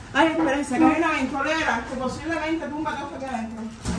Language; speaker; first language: Spanish; native; Spanish